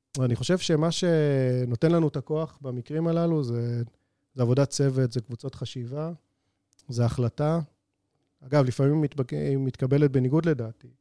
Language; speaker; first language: Hebrew; native; Hebrew